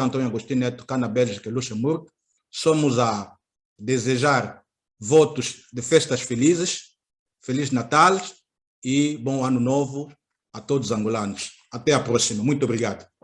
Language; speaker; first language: Portuguese; native; Portuguese